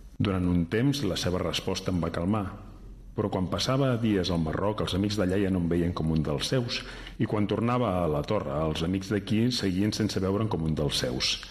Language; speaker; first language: Catalan; early bilingual, other home language; Riffian